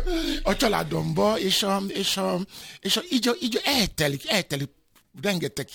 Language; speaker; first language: Hungarian; non-native, fluent; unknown